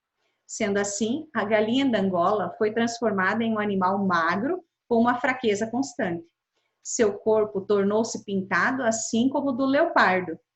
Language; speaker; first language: Portuguese; native; Portuguese